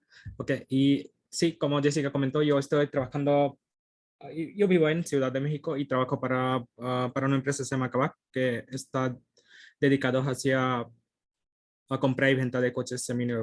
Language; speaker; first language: Spanish; non-native, fluent; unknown